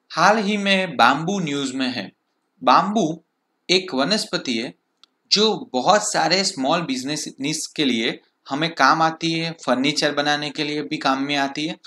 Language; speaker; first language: Hindi; non-native, local second language; Gujarati